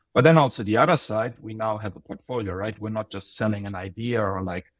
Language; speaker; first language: English; non-native, fluent; Bosnian